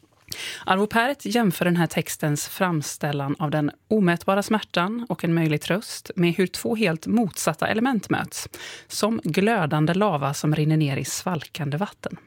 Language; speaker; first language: Swedish; native; Swedish